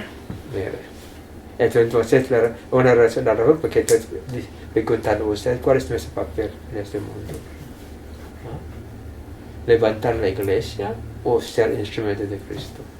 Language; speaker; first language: Spanish; non-native, fluent; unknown